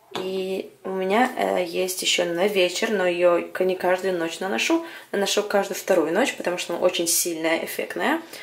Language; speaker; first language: Russian; early bilingual, heritage; Russian